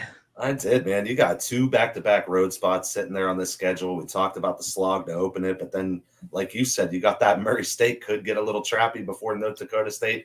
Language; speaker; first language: English; native; English